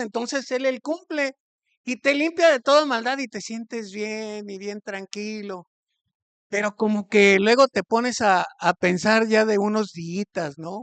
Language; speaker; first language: Spanish; native; Spanish